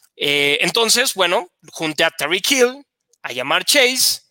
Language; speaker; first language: Spanish; native; Spanish